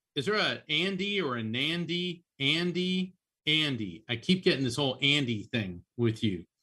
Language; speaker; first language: English; early bilingual, other home language; Italian